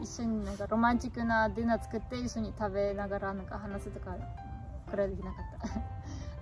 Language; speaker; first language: Japanese; non-native, learner; German